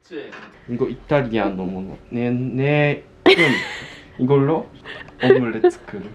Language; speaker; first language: Korean; non-native, learner; Japanese